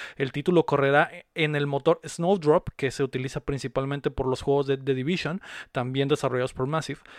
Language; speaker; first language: Spanish; native; Spanish